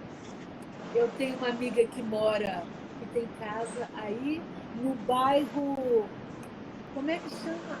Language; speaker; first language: Portuguese; native; Portuguese